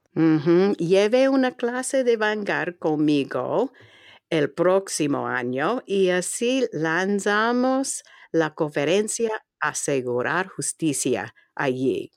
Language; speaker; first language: Spanish; non-native, fluent; English